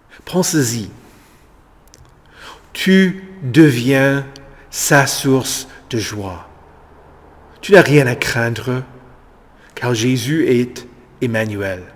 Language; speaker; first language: French; native; French